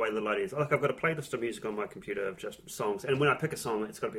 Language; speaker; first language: English; native; English